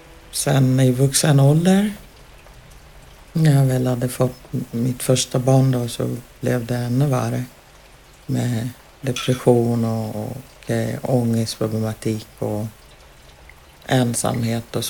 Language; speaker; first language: Swedish; non-native, fluent; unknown